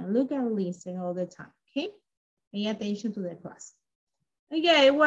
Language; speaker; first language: English; non-native, fluent; Spanish